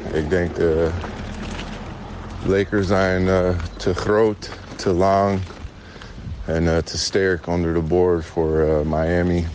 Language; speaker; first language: Dutch; non-native, learner; English